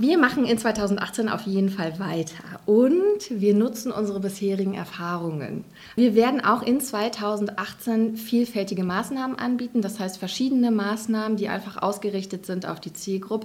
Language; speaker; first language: German; native; German